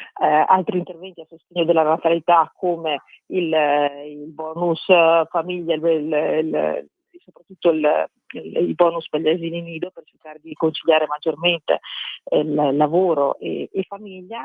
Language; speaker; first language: Italian; native; Italian